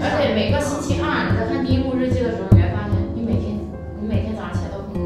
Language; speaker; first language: Chinese; native; Chinese